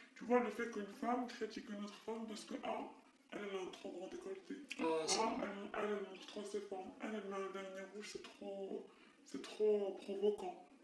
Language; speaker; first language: French; non-native, local second language; Arabic